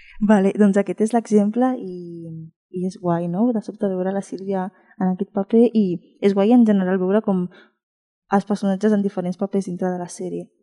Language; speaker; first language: Catalan; non-native, fluent; Spanish